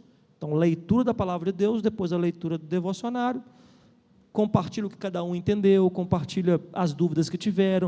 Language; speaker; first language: Portuguese; native; Portuguese